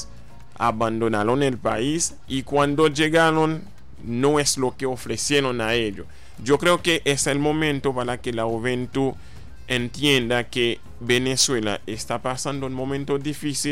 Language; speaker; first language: Spanish; non-native, fluent; Haitian Creole